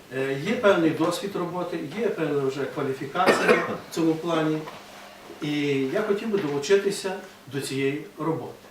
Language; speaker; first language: Ukrainian; native; Ukrainian